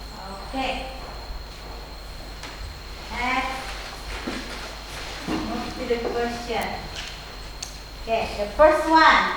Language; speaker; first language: English; non-native, learner; Indonesian